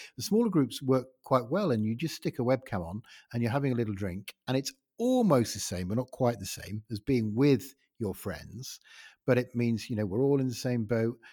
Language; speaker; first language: English; native; English